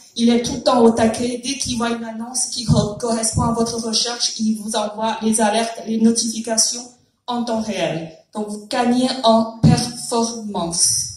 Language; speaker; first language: French; non-native, fluent; Chinese